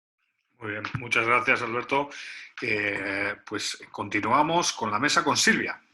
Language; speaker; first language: Spanish; native; Spanish